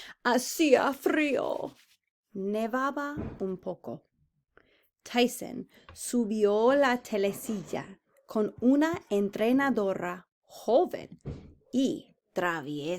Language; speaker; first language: Spanish; non-native, fluent; English